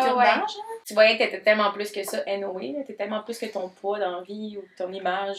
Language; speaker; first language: French; native; French